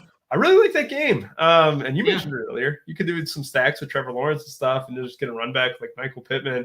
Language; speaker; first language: English; native; English